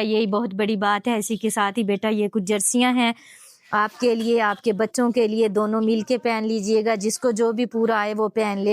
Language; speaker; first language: Urdu; non-native, local second language; Punjabi